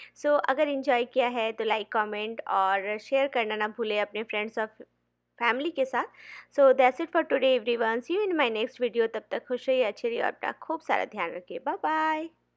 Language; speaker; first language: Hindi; non-native, local second language; Bangla